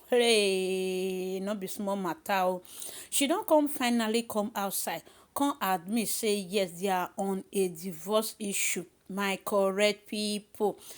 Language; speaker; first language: Nigerian Pidgin; native; Nigerian Pidgin